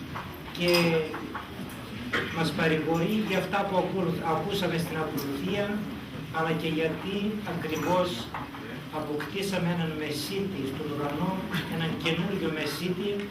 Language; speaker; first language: Greek; native; Greek